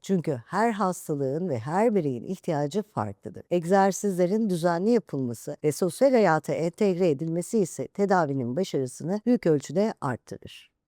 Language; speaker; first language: Turkish; native; Turkish